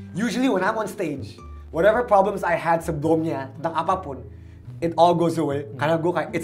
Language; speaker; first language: English; early bilingual, other home language; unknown